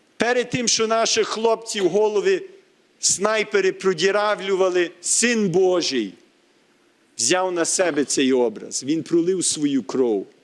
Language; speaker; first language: Ukrainian; early bilingual, heritage; Ukrainian